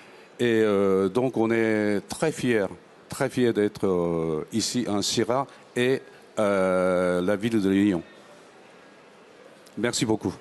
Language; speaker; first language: French; non-native, fluent; Japanese